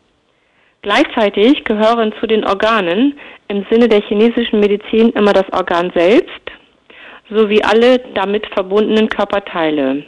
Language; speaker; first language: German; native; German